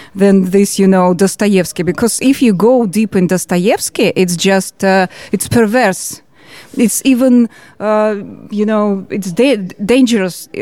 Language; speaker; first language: English; non-native, learner; Georgian